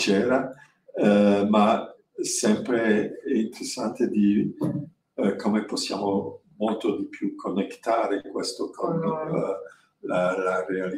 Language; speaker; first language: Italian; non-native, learner; French